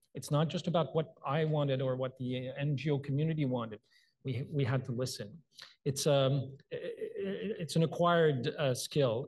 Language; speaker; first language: English; non-native, local second language; French